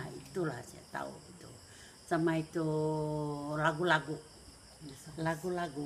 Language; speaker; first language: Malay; non-native, local second language; Central Dusun